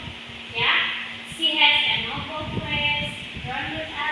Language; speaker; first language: English; non-native, learner; Indonesian